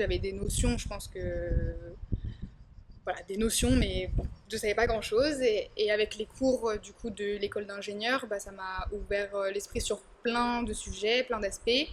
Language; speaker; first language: French; native; French